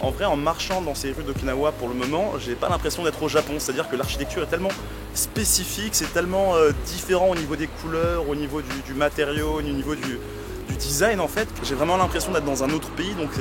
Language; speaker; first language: French; native; French